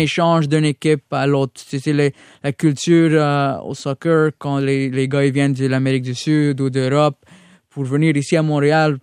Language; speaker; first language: French; non-native, local second language; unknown